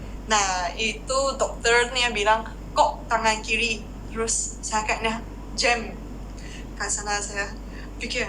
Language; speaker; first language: Indonesian; non-native, fluent; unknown